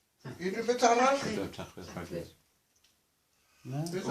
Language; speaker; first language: Welsh; non-native, fluent; English